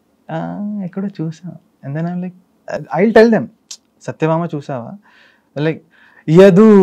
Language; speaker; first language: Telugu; non-native, fluent; Malayalam